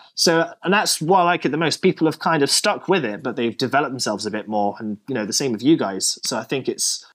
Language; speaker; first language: English; native; English